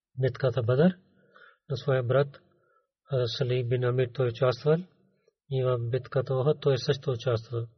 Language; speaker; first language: Bulgarian; non-native, learner; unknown